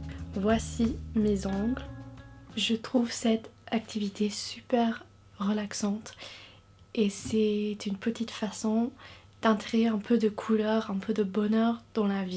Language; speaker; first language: French; non-native, fluent; English